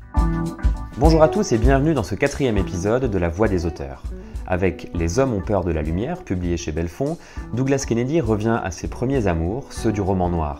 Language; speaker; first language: French; native; French